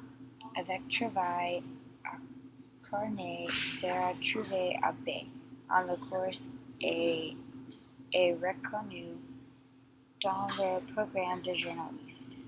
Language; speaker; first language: French; non-native, learner; English